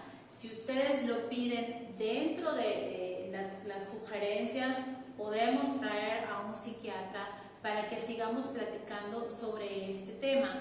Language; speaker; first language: Spanish; native; Spanish